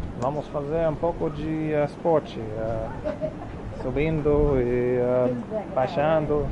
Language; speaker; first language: Portuguese; non-native, learner; English